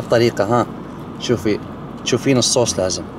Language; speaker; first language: Arabic; native; Arabic